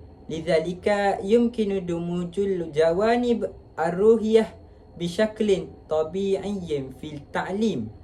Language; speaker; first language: Arabic; non-native, learner; Malay